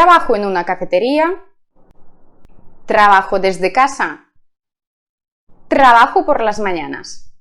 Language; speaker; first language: Spanish; non-native, fluent; Russian